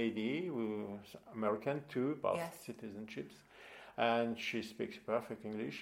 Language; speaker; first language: English; non-native, fluent; French